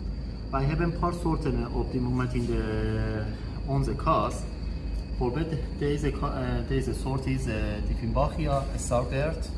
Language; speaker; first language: Dutch; non-native, learner; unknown